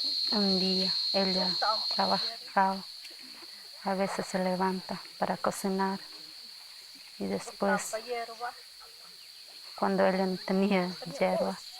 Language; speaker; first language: Spanish; non-native, local second language; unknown